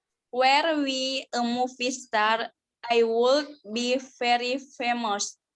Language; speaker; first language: English; non-native, learner; Indonesian